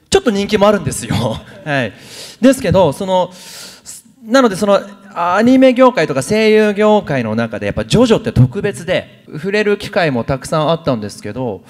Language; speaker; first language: Japanese; native; Japanese